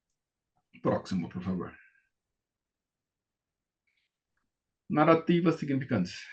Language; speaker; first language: Spanish; non-native, learner; Portuguese